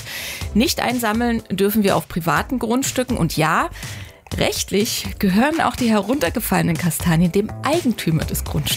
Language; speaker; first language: German; native; German